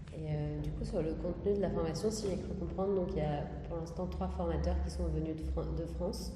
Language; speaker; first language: French; native; French